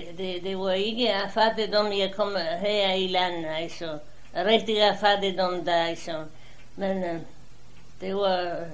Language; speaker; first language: Danish; non-native, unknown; Polish